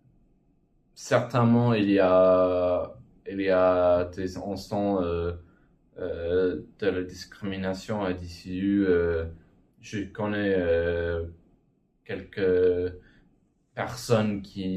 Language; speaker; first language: French; non-native, fluent; English